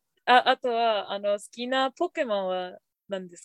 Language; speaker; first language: Japanese; non-native, fluent; English